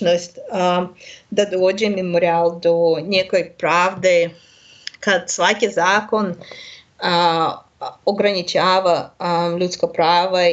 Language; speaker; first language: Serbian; non-native, learner; Russian